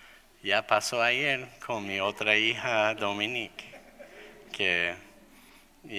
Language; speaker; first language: Spanish; non-native, fluent; English